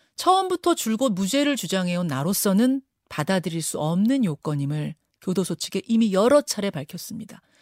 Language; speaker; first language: Korean; native; Korean